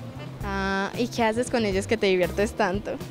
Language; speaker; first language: Spanish; native; Spanish